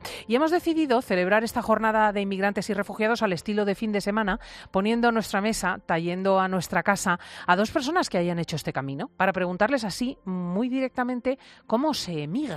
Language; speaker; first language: Spanish; native; Spanish